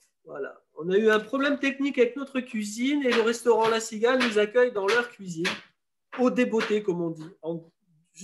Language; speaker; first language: French; native; French